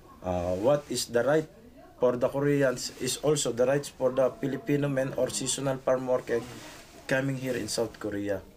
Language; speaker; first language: English; non-native, local second language; Filipino